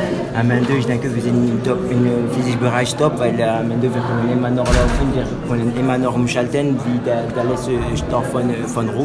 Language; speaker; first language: German; non-native, learner; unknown